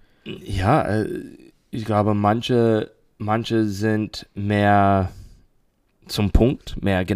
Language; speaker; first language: German; non-native, learner; English